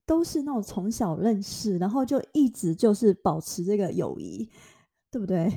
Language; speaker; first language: Chinese; native; Chinese